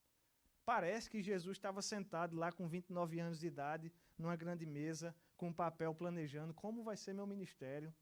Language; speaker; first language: Portuguese; native; Portuguese